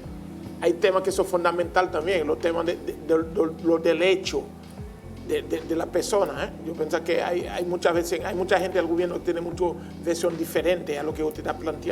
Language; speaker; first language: Spanish; non-native, learner; Haitian Creole